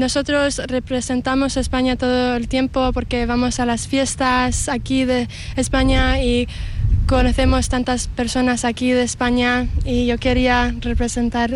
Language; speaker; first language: Spanish; early bilingual, heritage; Spanish